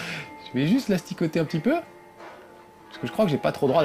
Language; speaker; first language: French; native; French